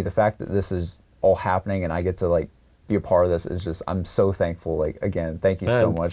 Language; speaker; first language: English; native; English